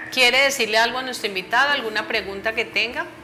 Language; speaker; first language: Spanish; native; Spanish